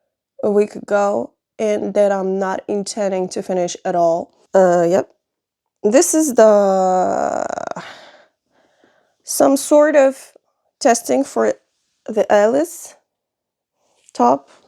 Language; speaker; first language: English; non-native, fluent; French